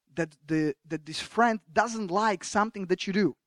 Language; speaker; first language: English; non-native, fluent; Slovak